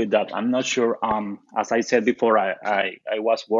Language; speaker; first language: English; non-native, fluent; Spanish